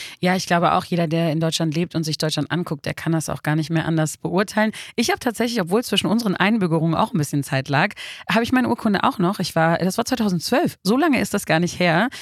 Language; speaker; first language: German; early bilingual, other home language; Turkish